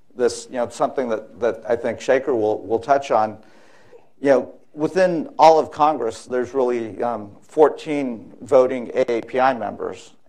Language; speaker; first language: English; native; English